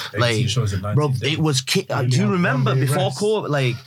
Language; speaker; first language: English; early bilingual, other home language; Urdu